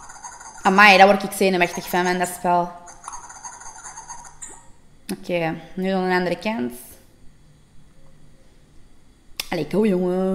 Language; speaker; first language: Dutch; native; Dutch